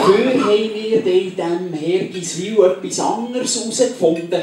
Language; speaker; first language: German; native; German